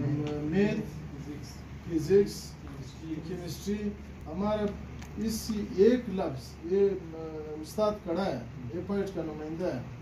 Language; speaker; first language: Hindi; non-native, learner; Pashto